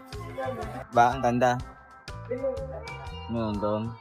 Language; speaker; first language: Filipino; non-native, learner; Spanish